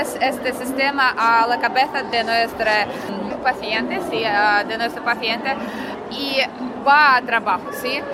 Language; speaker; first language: Spanish; non-native, learner; Russian